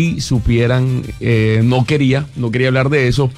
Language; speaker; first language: Spanish; native; Spanish